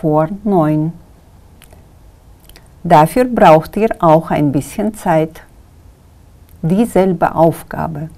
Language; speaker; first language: German; non-native, fluent; Kyrgyz